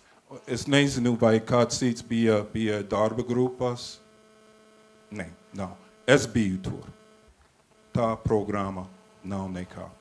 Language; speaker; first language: Latvian; non-native, fluent; English